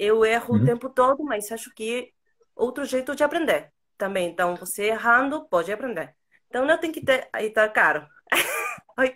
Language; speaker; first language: Portuguese; non-native, fluent; Spanish